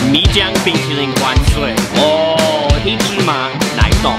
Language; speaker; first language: Chinese; non-native, fluent; English